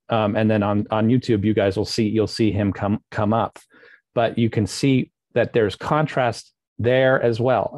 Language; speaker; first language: English; native; English